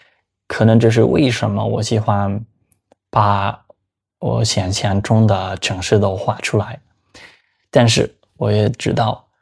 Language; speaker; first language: Chinese; non-native, fluent; Spanish